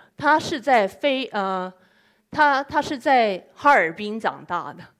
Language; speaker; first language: Chinese; non-native, fluent; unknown